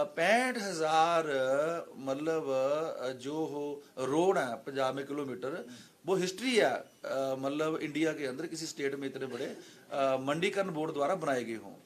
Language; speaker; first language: Hindi; non-native, local second language; Punjabi